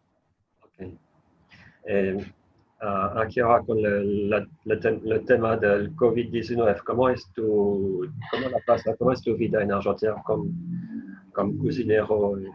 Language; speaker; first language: Spanish; non-native, learner; French